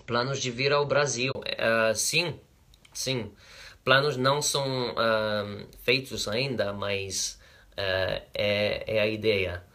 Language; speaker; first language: Portuguese; non-native, learner; English